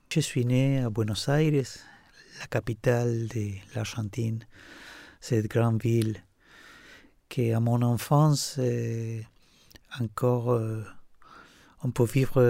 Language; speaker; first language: French; non-native, fluent; Spanish